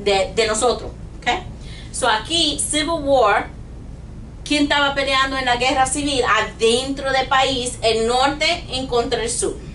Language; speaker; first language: Spanish; non-native, learner; English